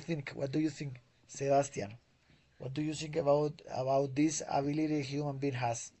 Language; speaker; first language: English; non-native, learner; Spanish